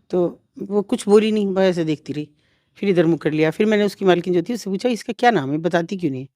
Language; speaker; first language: Hindi; native; Hindi